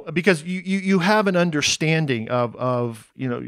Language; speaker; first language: English; native; English